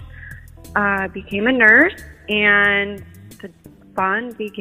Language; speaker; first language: English; native; English